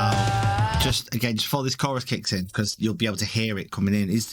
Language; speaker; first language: English; native; English